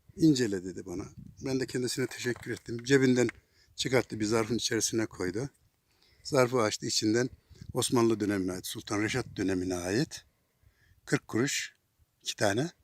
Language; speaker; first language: Turkish; native; Turkish